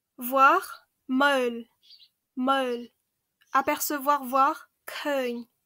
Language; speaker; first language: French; early bilingual, other home language; Khmer